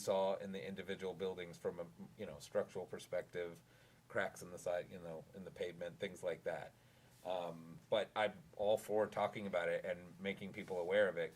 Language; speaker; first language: English; native; English